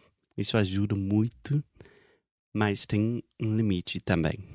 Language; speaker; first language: Portuguese; non-native, fluent; English